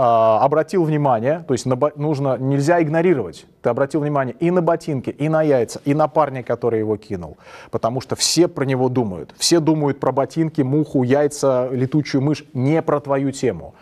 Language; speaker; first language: Russian; native; Russian